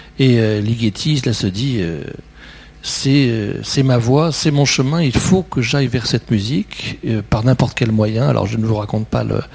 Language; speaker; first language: French; native; French